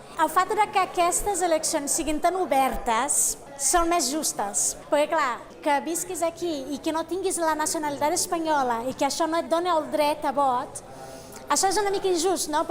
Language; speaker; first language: Catalan; non-native, fluent; Portuguese